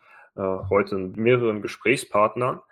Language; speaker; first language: German; native; German